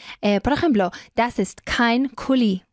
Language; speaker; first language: German; non-native, fluent; Spanish